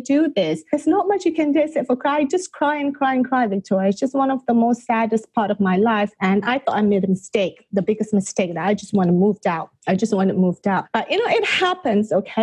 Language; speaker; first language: English; non-native, local second language; Malay